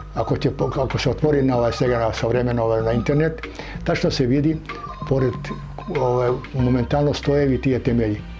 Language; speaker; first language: Macedonian; non-native, local second language; Serbian